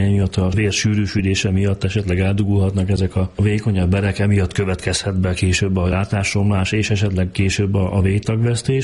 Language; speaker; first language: Hungarian; native; Hungarian